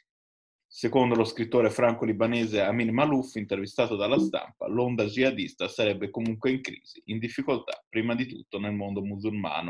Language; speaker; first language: Italian; native; Italian